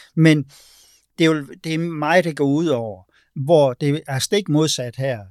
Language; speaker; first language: Danish; native; Danish